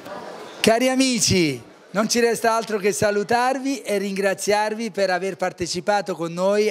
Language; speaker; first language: Italian; native; Italian